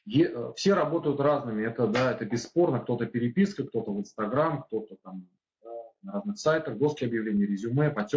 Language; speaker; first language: Russian; native; Russian